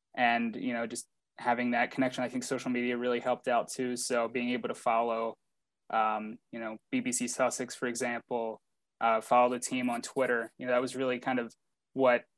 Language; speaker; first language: English; native; English